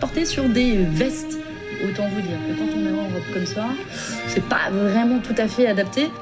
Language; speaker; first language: French; native; French